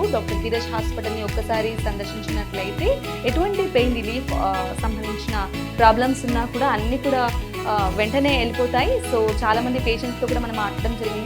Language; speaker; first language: Telugu; native; Telugu